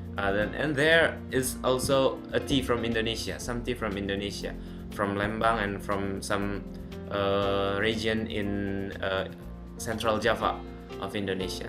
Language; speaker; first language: English; non-native, local second language; Indonesian